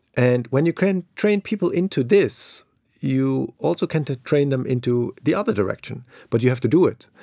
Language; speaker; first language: English; non-native, fluent; German